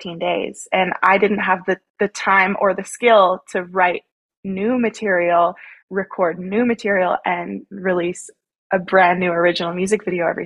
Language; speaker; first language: English; native; English